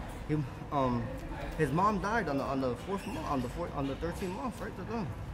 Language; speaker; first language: English; early bilingual, other home language; Spanish